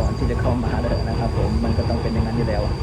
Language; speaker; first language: Thai; native; Thai